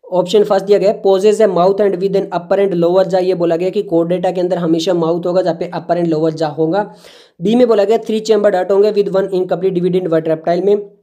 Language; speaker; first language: Hindi; native; Hindi